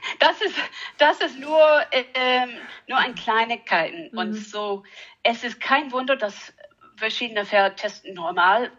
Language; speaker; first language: German; non-native, learner; English